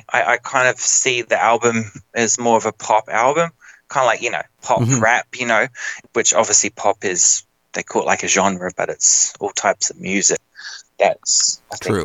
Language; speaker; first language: English; native; English